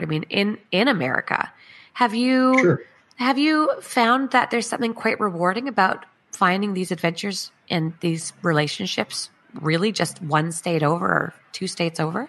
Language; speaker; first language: English; native; English